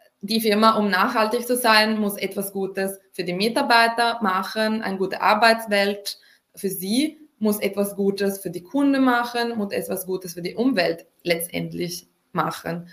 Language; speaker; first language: German; non-native, fluent; Italian